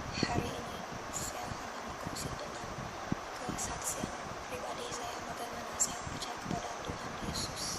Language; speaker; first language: Malay; non-native, local second language; Iban